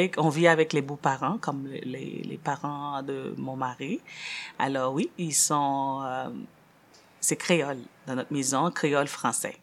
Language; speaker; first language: French; non-native, local second language; Haitian Creole